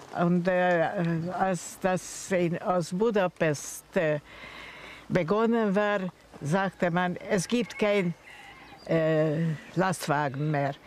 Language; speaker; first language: German; non-native, fluent; Hungarian